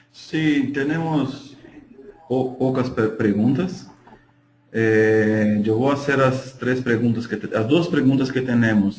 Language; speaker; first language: Spanish; non-native, fluent; Portuguese